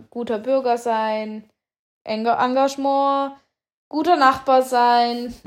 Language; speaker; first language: German; native; German